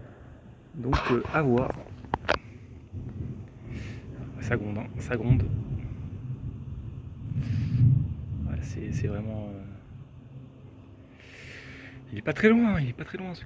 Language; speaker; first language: French; native; French